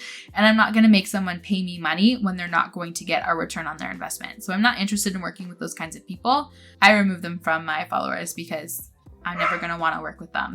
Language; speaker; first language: English; native; English